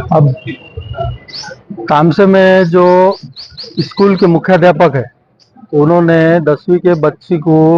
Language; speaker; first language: Hindi; non-native, local second language; Marathi